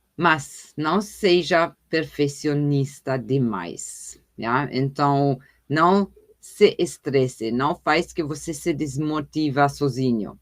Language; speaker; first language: Portuguese; non-native, fluent; German